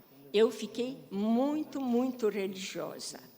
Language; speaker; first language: Portuguese; non-native, fluent; Polish